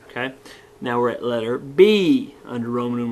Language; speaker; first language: English; native; English